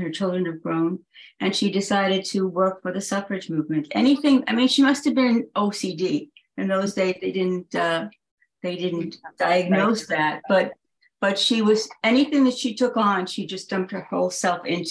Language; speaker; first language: English; native; English